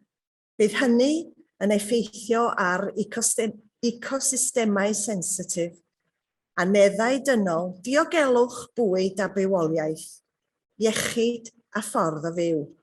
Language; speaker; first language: Welsh; native; Welsh